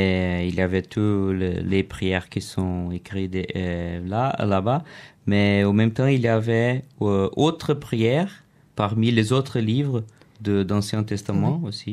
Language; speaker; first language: French; non-native, learner; Portuguese